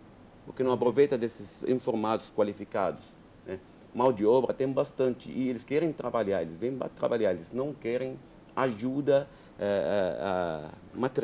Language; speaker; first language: Portuguese; non-native, fluent; Arabic